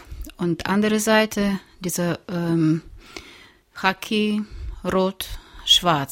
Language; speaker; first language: German; non-native, learner; Russian